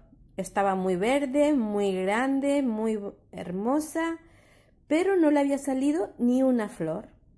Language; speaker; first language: Spanish; native; Spanish